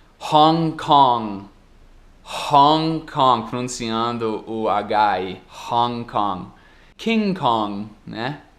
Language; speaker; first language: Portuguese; non-native, fluent; English